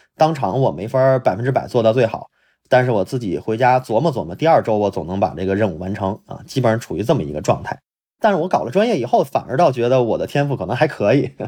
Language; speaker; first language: Chinese; native; Chinese